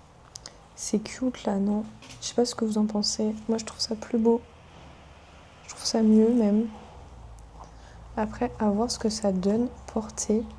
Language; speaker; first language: French; native; French